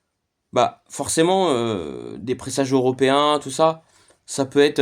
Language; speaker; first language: French; native; French